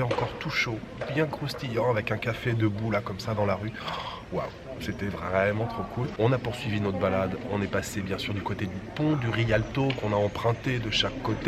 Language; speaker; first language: French; native; French